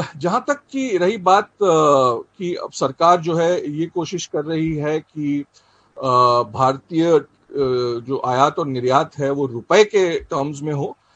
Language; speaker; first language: Hindi; native; Hindi